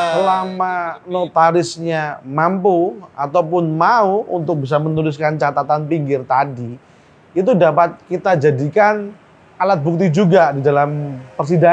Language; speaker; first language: Indonesian; native; Indonesian